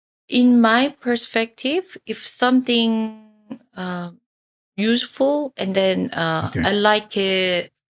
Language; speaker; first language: English; non-native, fluent; Korean